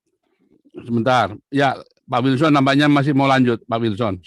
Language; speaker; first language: Indonesian; native; Indonesian